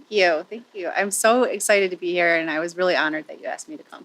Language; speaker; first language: English; native; English